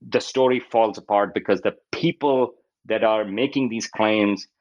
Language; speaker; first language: English; non-native, local second language; Urdu